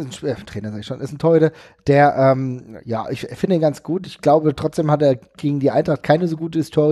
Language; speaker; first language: German; native; German